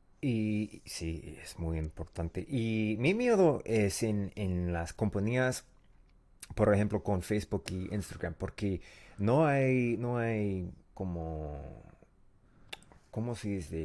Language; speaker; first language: Spanish; non-native, learner; English